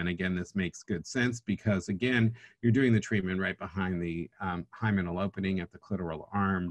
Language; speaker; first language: English; native; English